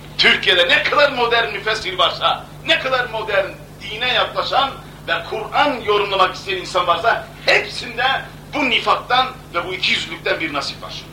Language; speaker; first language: Turkish; non-native, local second language; Kurdish